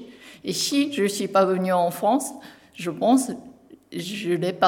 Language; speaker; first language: French; non-native, learner; Japanese